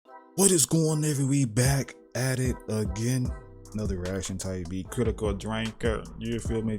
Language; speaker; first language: English; native; English